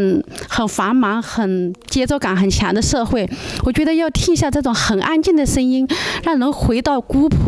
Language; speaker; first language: Chinese; native; Chinese